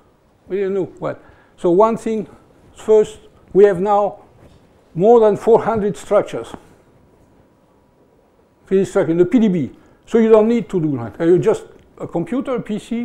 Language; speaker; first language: English; non-native, fluent; French